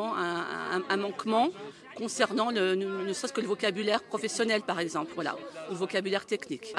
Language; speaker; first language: French; native; French